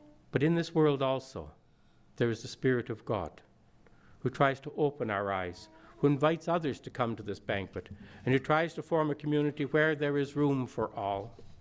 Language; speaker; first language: English; native; English